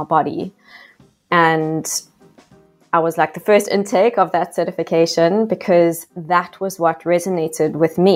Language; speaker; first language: English; native; English